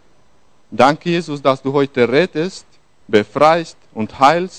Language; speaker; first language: German; non-native, fluent; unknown